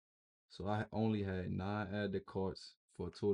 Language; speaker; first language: English; native; English